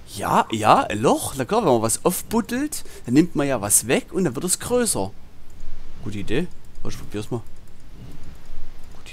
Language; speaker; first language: German; native; German